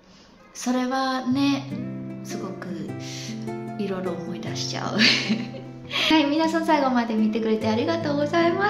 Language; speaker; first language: Japanese; non-native, fluent; Khmer